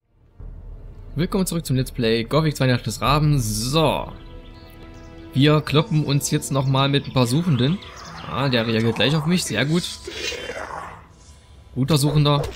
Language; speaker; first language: German; native; German